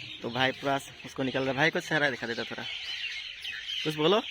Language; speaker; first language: Hindi; non-native, local second language; Assamese